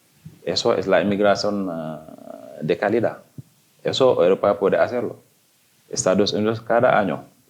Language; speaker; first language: Spanish; non-native, fluent; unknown